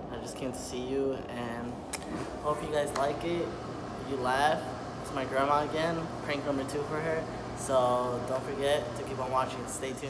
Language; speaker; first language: English; early bilingual, other home language; Spanish